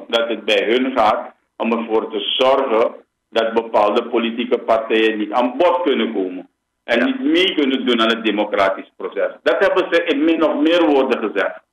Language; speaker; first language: Dutch; native; Dutch